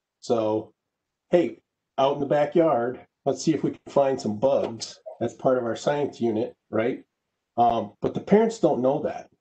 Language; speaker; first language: English; native; English